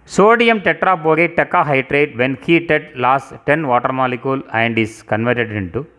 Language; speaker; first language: English; non-native, local second language; Tamil